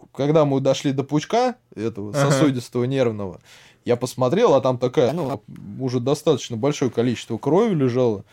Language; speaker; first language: Russian; native; Russian